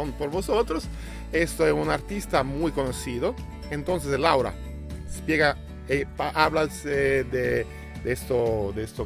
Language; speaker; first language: Spanish; non-native, learner; Italian